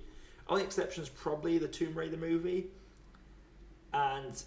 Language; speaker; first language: English; native; English